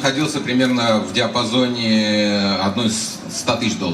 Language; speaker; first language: Russian; native; Russian